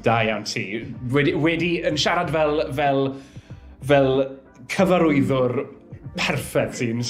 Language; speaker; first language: Welsh; native; Welsh